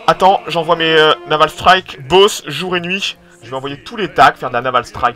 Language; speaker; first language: French; native; French